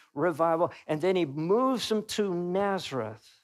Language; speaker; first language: English; native; English